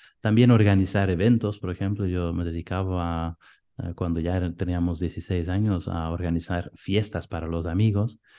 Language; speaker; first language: Spanish; non-native, fluent; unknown